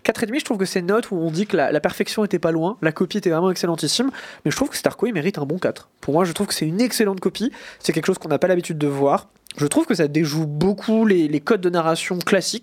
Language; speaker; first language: French; native; French